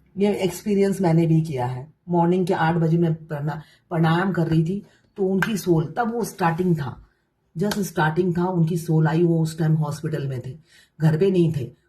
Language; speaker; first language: Hindi; non-native, local second language; Bangla